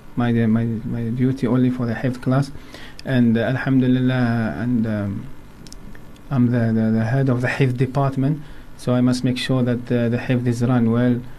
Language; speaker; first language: English; non-native, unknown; Arabic